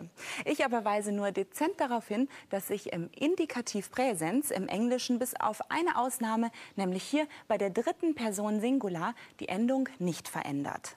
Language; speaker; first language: German; native; German